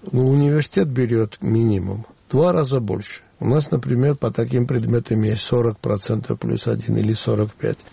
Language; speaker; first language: Russian; non-native, local second language; Georgian